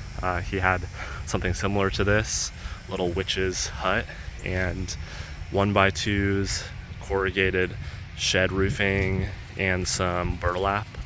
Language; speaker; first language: English; native; English